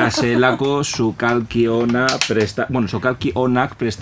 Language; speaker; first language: Basque; non-native, local second language; Spanish